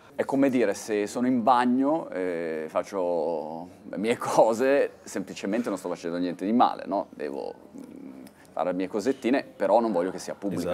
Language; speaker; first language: Italian; native; Italian